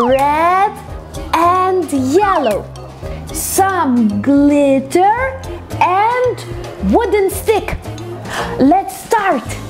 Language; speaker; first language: English; non-native, fluent; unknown